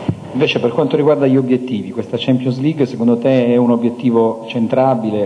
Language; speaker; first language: Italian; native; Italian